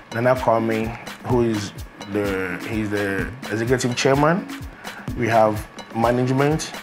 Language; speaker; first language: English; non-native, local second language; Akan